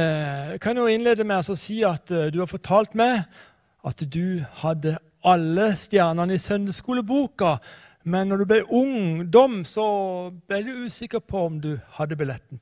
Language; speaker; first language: Norwegian; native; Norwegian